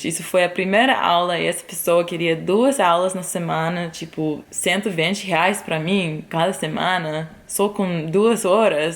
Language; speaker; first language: Portuguese; non-native, fluent; English